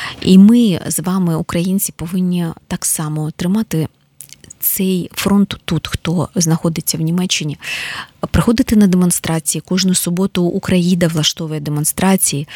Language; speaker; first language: Ukrainian; native; Ukrainian